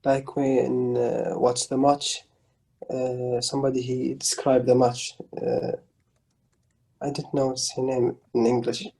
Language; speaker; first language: English; non-native, learner; Arabic